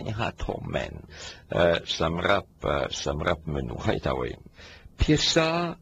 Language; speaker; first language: Khmer; non-native, fluent; French